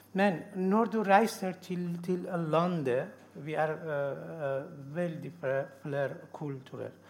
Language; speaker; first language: Norwegian; non-native, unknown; Persian